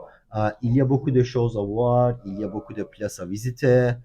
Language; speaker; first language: French; non-native, learner; Turkish